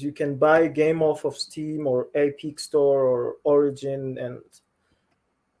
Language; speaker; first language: English; non-native, local second language; Kinyarwanda